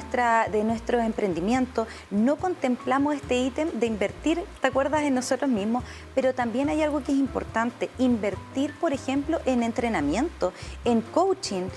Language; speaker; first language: Spanish; native; Spanish